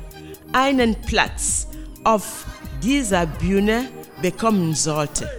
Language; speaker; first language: German; non-native, fluent; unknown